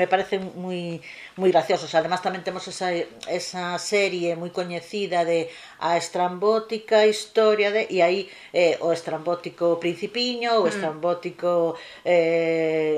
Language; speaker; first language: Galician; native; Galician